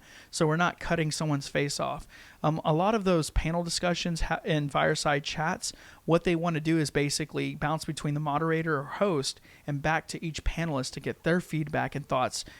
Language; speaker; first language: English; native; English